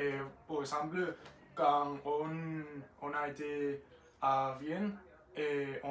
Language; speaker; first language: French; non-native, learner; Spanish